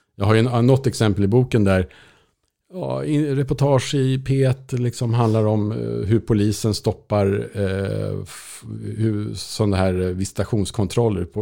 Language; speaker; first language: Swedish; native; Swedish